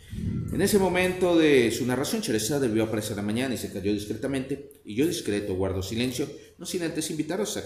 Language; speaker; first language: Spanish; native; Spanish